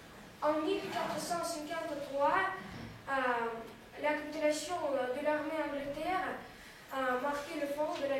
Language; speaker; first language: French; non-native, learner; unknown